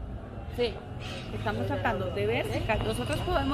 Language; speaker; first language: Spanish; native; Spanish